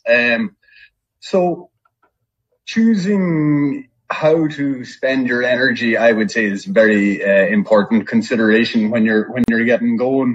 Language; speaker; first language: English; native; English